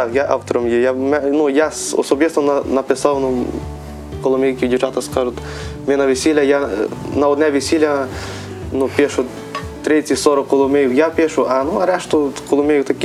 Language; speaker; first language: Ukrainian; native; Ukrainian